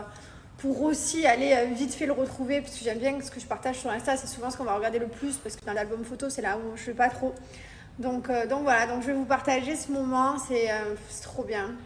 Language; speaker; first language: French; native; French